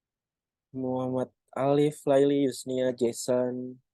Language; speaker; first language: English; non-native, fluent; Indonesian